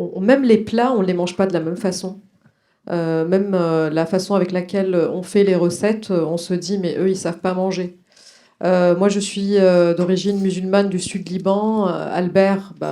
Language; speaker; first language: French; non-native, local second language; Arabic